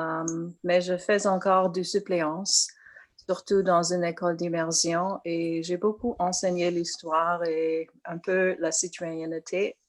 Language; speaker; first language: French; non-native, local second language; English